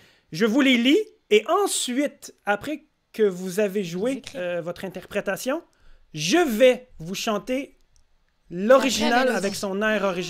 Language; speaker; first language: French; native; French